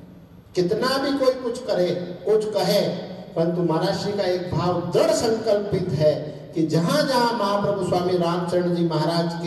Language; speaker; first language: Hindi; native; Hindi